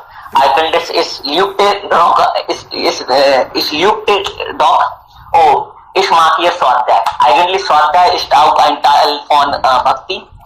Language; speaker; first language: German; non-native, learner; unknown